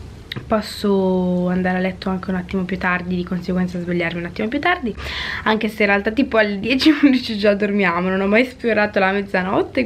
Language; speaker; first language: Italian; native; Italian